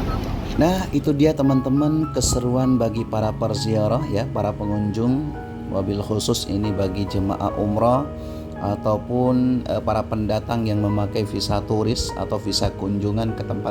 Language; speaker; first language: Indonesian; native; Indonesian